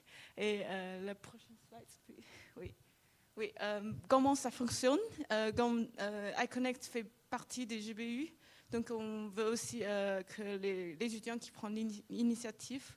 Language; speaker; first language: French; non-native, fluent; Chinese